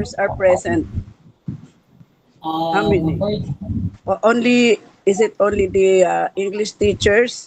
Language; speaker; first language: English; non-native, local second language; Filipino